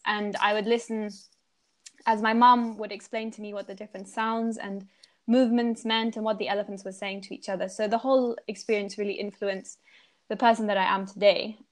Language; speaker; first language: English; native; English